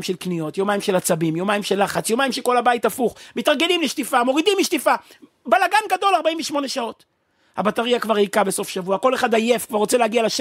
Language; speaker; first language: Hebrew; native; Hebrew